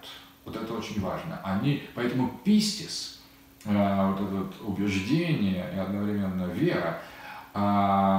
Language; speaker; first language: Russian; native; Russian